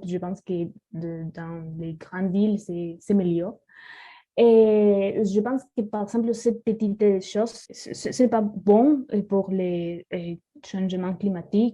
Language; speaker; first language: French; non-native, learner; Spanish